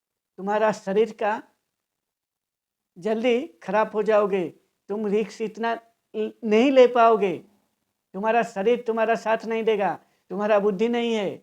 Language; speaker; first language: Hindi; non-native, local second language; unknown